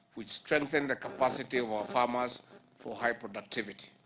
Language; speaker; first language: English; non-native, local second language; Kikuyu